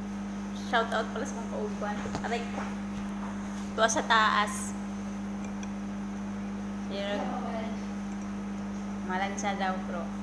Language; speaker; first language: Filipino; non-native, local second language; Cebuano